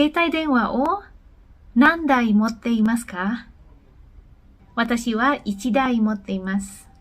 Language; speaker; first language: Japanese; non-native, fluent; Indonesian